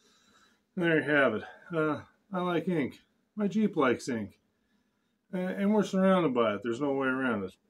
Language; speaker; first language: English; native; English